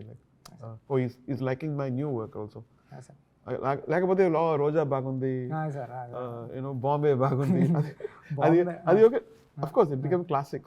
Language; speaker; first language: Telugu; non-native, learner; Tamil